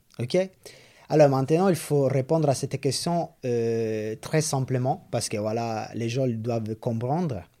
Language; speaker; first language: French; non-native, fluent; Italian